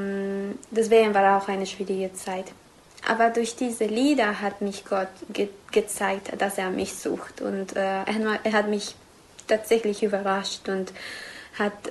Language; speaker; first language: German; non-native, fluent; Spanish